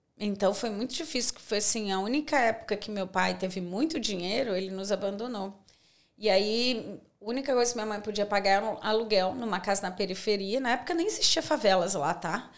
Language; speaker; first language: Portuguese; native; Portuguese